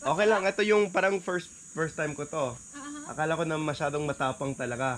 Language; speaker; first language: Filipino; non-native, learner; English